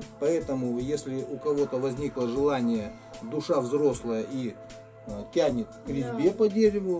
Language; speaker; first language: Russian; native; Russian